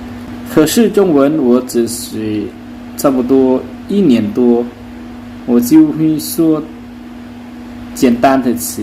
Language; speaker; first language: Chinese; non-native, learner; Lao